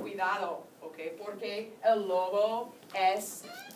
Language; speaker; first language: Spanish; non-native, fluent; English